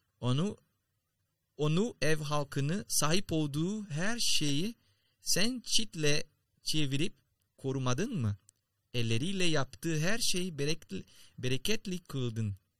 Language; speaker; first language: Turkish; non-native, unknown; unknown